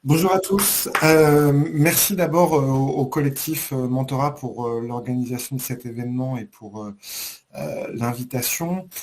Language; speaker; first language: French; native; French